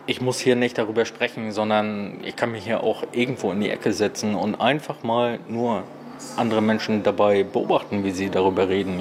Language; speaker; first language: German; native; German